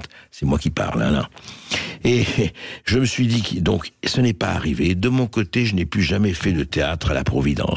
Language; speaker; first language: French; native; French